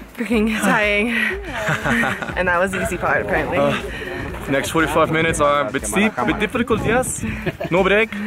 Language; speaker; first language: English; native; English